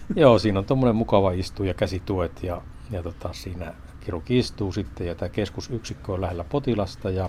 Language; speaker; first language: Finnish; native; Finnish